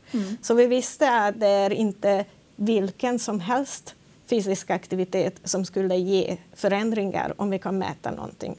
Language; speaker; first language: Swedish; non-native, fluent; Hungarian